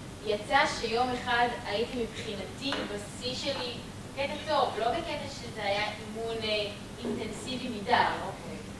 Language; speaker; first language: Hebrew; native; Hebrew